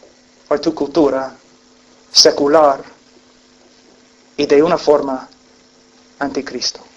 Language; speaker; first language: Spanish; non-native, fluent; English